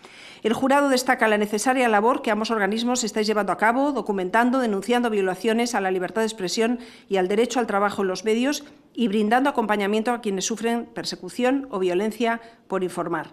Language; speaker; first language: Spanish; native; Spanish